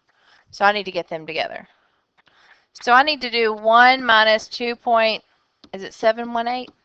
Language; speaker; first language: English; native; English